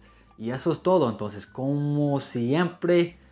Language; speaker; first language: Spanish; non-native, fluent; English